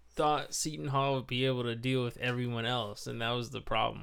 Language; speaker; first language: English; native; English